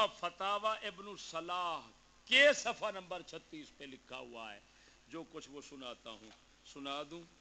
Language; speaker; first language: Urdu; native; Urdu